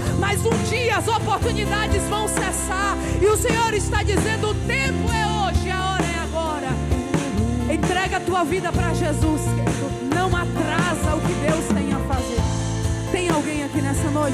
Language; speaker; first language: Portuguese; native; Portuguese